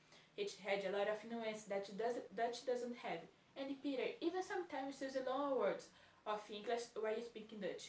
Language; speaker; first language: English; non-native, learner; Portuguese